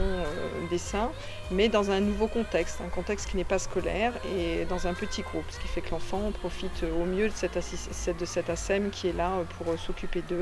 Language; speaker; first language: French; native; French